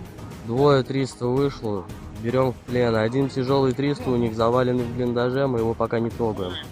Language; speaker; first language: Russian; native; Russian